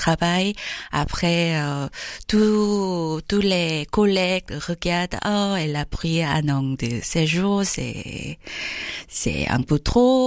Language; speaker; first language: French; non-native, learner; Korean